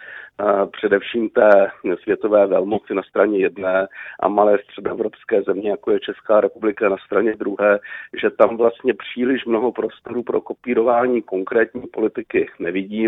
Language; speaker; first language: Czech; native; Czech